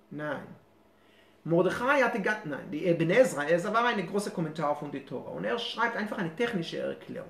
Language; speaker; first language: German; non-native, fluent; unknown